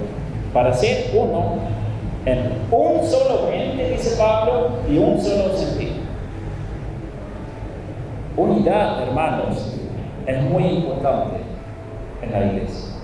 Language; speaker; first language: Spanish; non-native, fluent; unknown